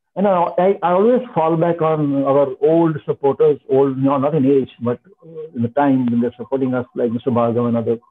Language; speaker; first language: English; non-native, local second language; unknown